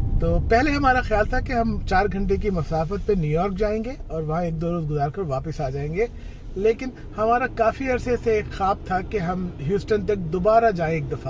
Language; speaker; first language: Urdu; native; Urdu